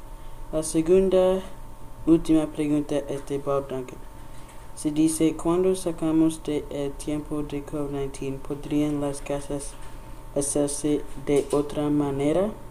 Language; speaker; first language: Spanish; non-native, learner; English